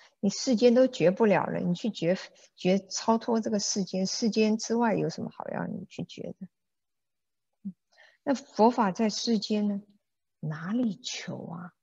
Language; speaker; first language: Chinese; native; Chinese